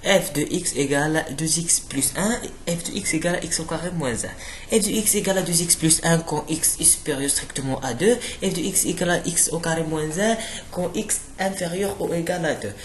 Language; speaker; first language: French; non-native, local second language; Arabic